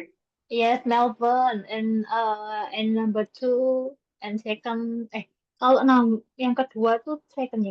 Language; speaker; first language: English; non-native, learner; Indonesian